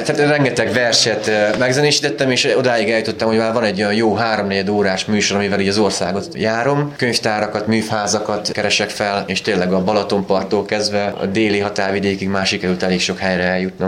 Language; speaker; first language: Hungarian; native; Hungarian